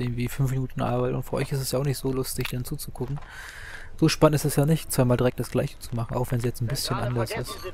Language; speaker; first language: German; native; German